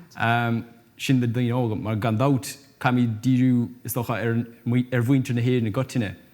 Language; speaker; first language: Irish; native; Irish